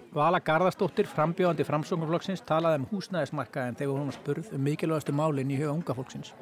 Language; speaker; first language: Icelandic; native; Icelandic